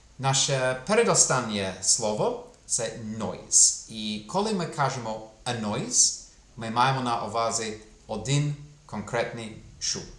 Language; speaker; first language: Ukrainian; non-native, fluent; English